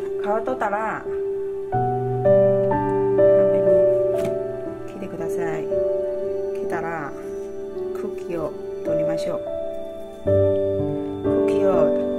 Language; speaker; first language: Japanese; non-native, learner; Chinese